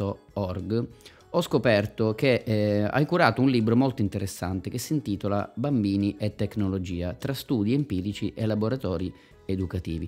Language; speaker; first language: Italian; native; Italian